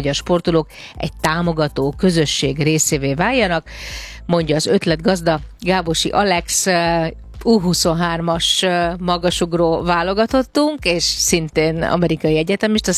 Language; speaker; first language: Hungarian; native; Hungarian